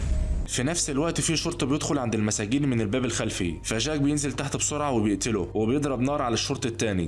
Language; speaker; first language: Arabic; native; Arabic